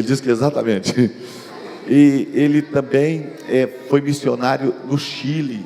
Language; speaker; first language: Portuguese; native; Portuguese